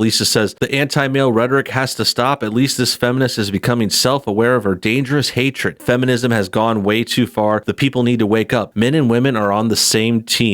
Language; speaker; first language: English; native; English